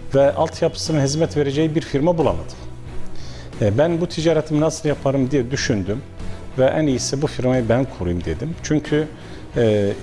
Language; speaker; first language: Turkish; early bilingual, heritage; Arabic